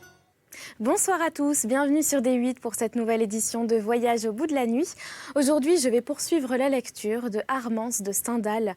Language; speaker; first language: French; native; French